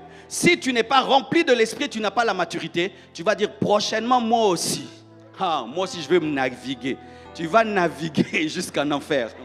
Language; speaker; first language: French; non-native, local second language; Lingala